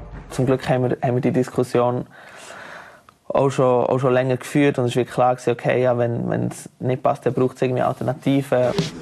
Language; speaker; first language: German; native; German